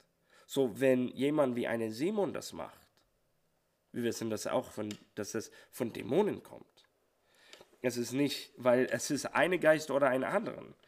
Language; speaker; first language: German; non-native, learner; English